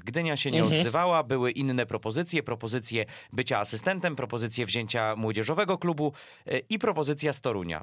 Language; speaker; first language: Polish; native; Polish